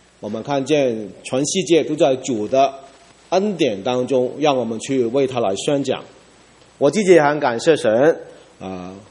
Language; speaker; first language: Chinese; non-native, local second language; Cantonese